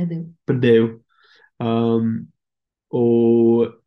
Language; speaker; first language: Portuguese; non-native, learner; English